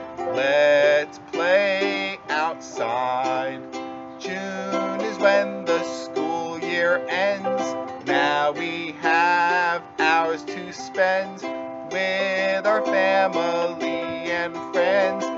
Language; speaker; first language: English; native; English